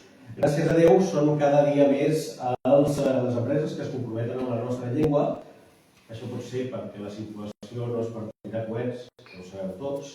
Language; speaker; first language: Catalan; native; Catalan